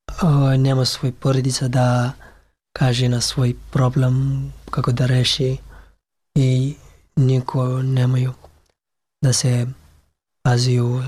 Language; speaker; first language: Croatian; non-native, learner; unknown